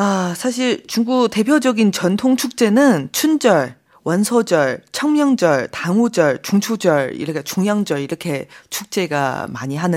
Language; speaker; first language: Korean; non-native, fluent; Chinese